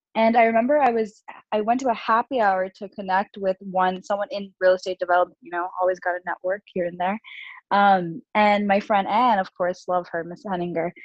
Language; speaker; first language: English; early bilingual, other home language; Urdu